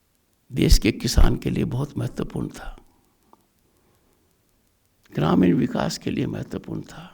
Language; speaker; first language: Hindi; native; Hindi